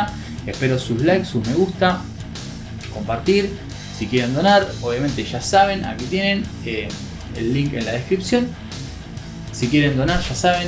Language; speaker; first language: Spanish; native; Spanish